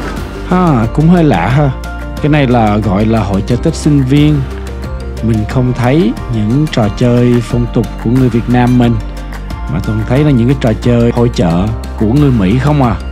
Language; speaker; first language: Vietnamese; early bilingual, heritage; Vietnamese